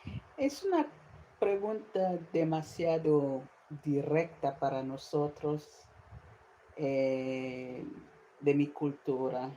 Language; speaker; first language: Spanish; non-native, fluent; English